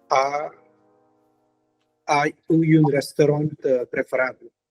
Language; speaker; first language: French; non-native, learner; Hindi